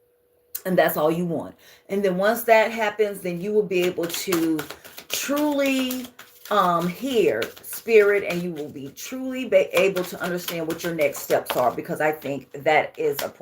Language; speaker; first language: English; native; English